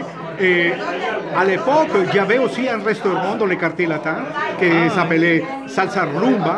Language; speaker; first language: French; non-native, fluent; Spanish